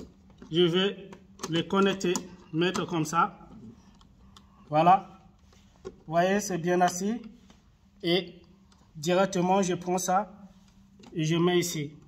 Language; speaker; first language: French; non-native, local second language; Arabic